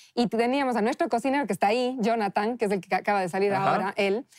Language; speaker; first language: Spanish; native; Spanish